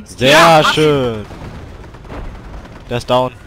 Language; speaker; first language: German; native; German